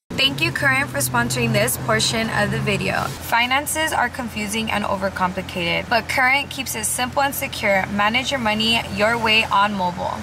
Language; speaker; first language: English; early bilingual, other home language; Spanish